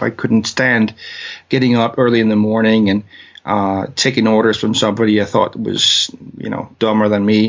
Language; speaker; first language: English; non-native, fluent; Danish